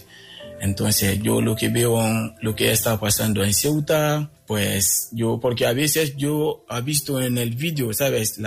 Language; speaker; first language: Spanish; non-native, local second language; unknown